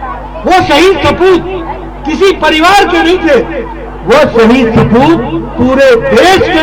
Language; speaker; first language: Hindi; native; Hindi